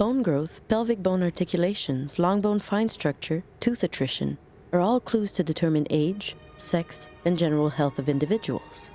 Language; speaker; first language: English; native; English